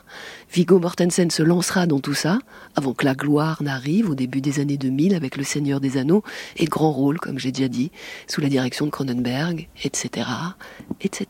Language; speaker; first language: French; native; French